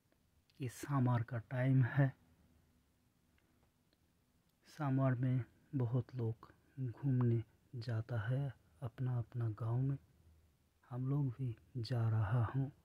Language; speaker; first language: Hindi; non-native, local second language; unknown